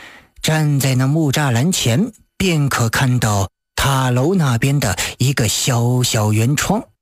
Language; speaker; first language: Chinese; native; Chinese